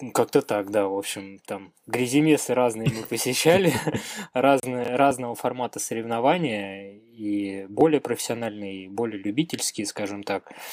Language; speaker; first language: Russian; native; Russian